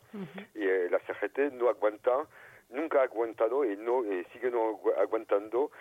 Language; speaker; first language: Spanish; non-native, fluent; French